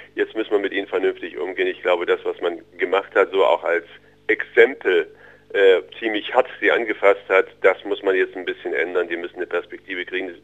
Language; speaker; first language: German; early bilingual, other home language; Russian